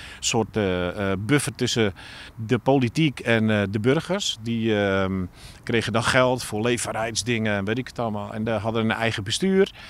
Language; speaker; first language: Dutch; native; Dutch